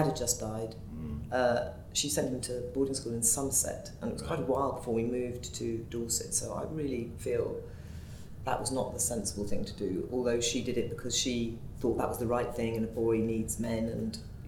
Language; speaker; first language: English; native; English